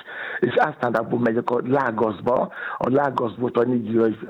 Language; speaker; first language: Hungarian; non-native, fluent; Yoruba